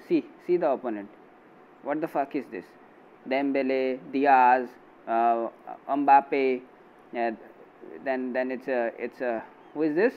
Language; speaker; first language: English; non-native, local second language; Bangla